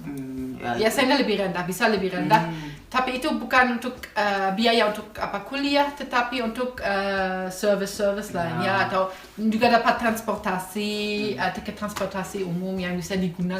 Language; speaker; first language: Indonesian; non-native, fluent; German